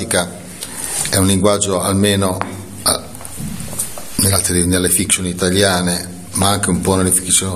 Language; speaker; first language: Italian; native; Italian